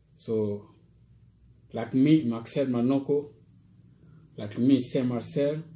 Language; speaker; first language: English; non-native, learner; Lingala